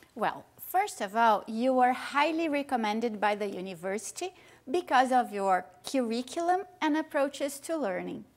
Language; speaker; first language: English; non-native, fluent; Portuguese